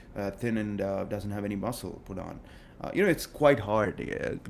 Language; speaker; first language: English; non-native, local second language; Telugu